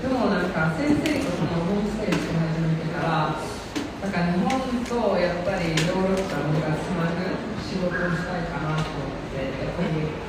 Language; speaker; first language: Japanese; early bilingual, heritage; Japanese